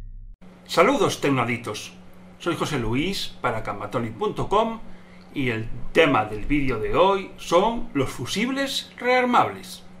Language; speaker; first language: Spanish; native; Spanish